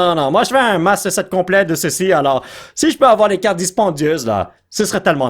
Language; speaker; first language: French; native; French